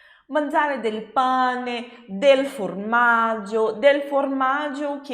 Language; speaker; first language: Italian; non-native, fluent; Portuguese